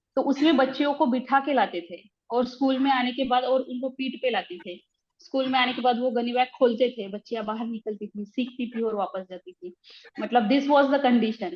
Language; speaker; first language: Hindi; non-native, local second language; Marathi